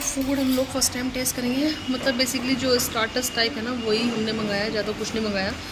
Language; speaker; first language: Hindi; native; Hindi